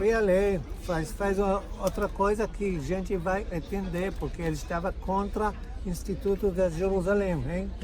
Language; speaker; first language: Portuguese; non-native, learner; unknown